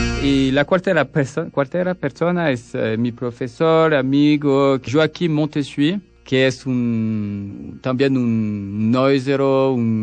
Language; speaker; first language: Spanish; non-native, learner; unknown